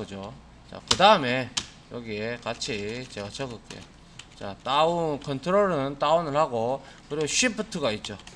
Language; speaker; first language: Korean; native; Korean